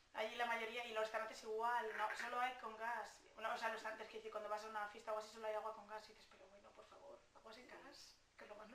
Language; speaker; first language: Spanish; native; Spanish